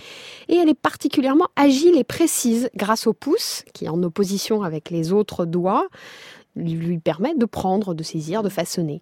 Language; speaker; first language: French; native; French